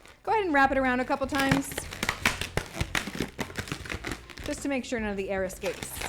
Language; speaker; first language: English; native; English